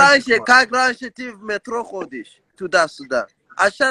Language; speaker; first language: Russian; non-native, learner; Persian